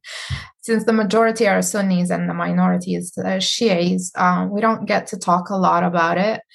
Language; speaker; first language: English; non-native, fluent; Arabic